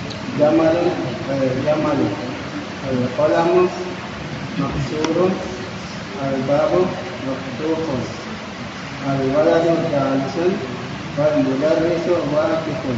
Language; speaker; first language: Arabic; non-native, learner; Indonesian